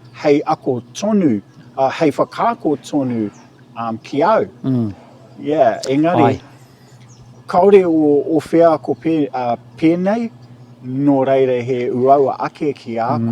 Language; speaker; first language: Māori; non-native, local second language; English